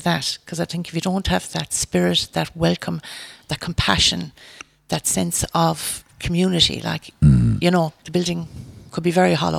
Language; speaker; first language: English; native; English